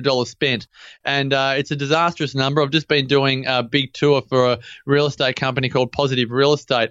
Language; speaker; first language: English; native; English